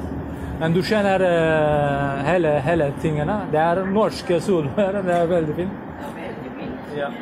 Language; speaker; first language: Swedish; non-native, learner; Turkish